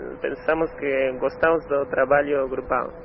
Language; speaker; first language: Portuguese; non-native, learner; Spanish